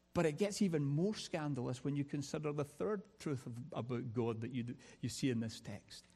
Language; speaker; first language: English; native; English